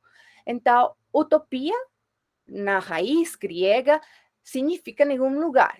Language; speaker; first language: Portuguese; non-native, fluent; Spanish